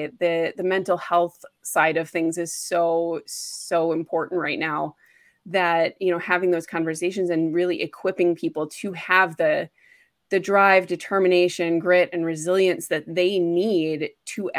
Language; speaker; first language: English; native; English